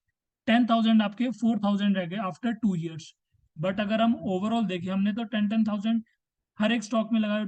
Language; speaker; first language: Hindi; native; Hindi